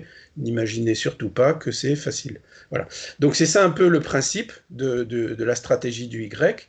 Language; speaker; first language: French; native; French